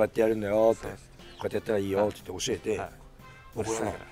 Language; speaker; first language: Japanese; native; Japanese